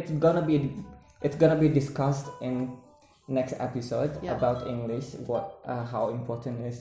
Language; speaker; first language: English; non-native, learner; Indonesian